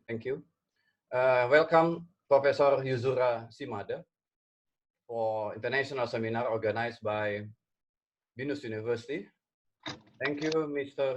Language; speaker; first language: English; non-native, learner; Indonesian